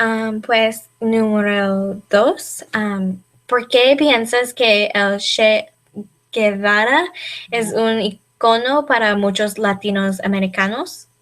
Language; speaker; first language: Spanish; non-native, learner; English